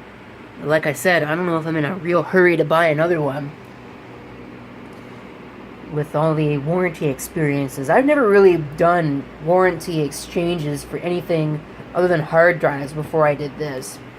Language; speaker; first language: English; native; English